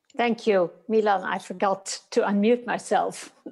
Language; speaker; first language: English; non-native, fluent; Dutch